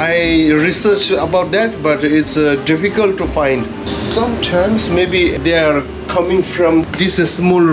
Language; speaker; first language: English; non-native, learner; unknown